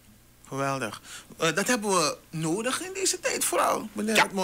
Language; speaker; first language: Dutch; native; Dutch